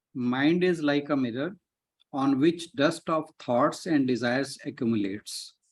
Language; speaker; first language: English; non-native, local second language; Hindi